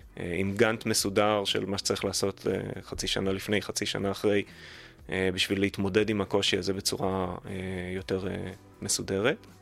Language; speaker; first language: Hebrew; native; Hebrew